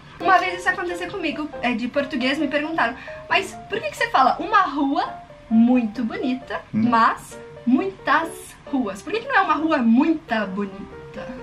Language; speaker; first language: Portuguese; native; Portuguese